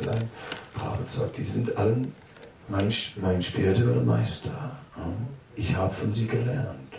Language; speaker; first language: German; non-native, fluent; Dutch